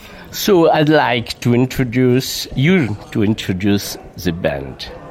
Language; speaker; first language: English; non-native, learner; French